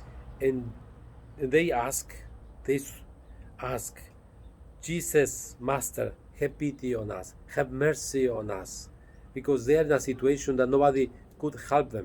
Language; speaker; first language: English; non-native, fluent; Spanish